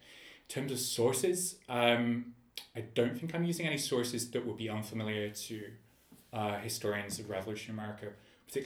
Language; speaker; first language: English; native; English